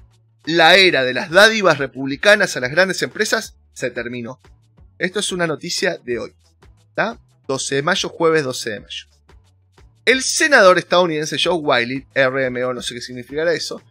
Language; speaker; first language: Spanish; native; Spanish